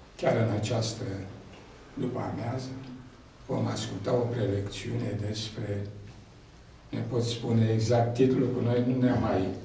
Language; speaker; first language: Romanian; native; Romanian